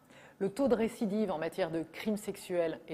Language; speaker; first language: French; native; French